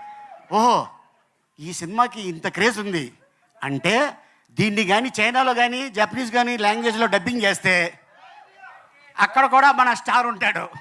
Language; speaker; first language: Telugu; native; Telugu